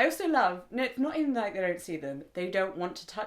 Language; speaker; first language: English; native; English